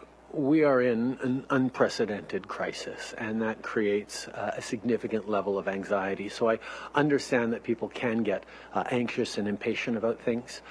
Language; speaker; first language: English; native; English